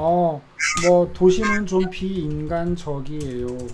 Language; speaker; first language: Korean; native; Korean